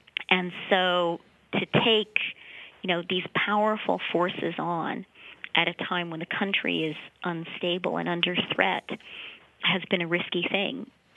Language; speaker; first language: English; early bilingual, other home language; Ukrainian